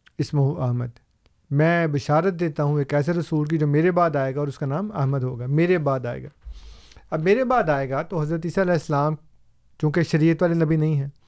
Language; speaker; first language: Urdu; native; Urdu